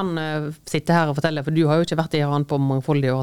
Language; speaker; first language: Norwegian; native; Norwegian